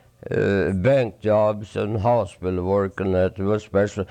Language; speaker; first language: English; non-native, fluent; Swedish